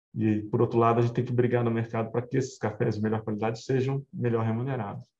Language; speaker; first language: Portuguese; native; Portuguese